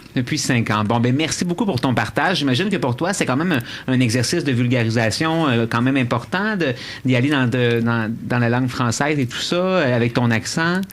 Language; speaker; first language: French; native; French